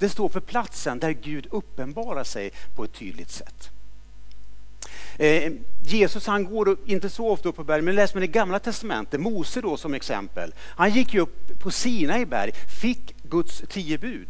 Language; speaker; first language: Swedish; native; Swedish